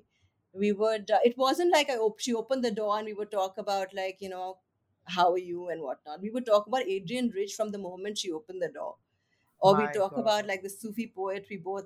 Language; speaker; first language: English; non-native, local second language; Hindi